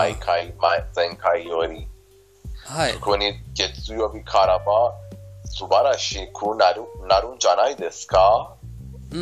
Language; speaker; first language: Japanese; non-native, fluent; Persian